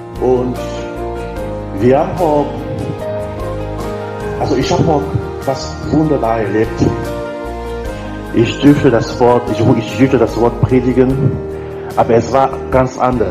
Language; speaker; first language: German; non-native, learner; French